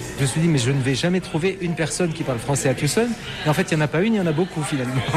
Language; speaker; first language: French; native; French